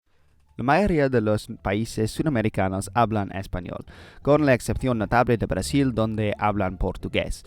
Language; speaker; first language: Spanish; non-native, learner; English